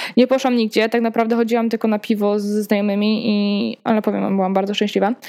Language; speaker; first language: Polish; early bilingual, heritage; Polish